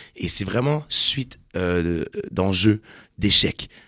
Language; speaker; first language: French; native; French